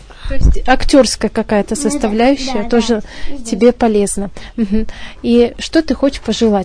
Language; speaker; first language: Russian; native; Russian